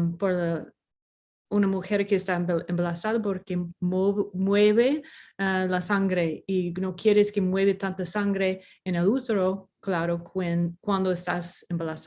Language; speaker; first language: Spanish; non-native, fluent; English